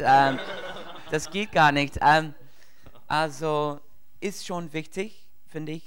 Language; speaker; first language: German; non-native, learner; English